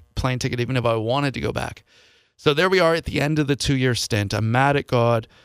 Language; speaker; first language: English; native; English